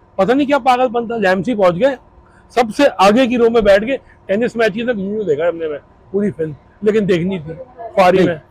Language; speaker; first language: Urdu; native; Urdu